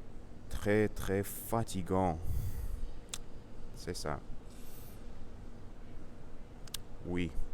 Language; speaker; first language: French; non-native, learner; Russian